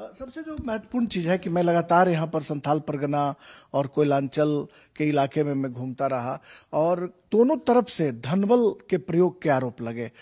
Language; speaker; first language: Hindi; native; Hindi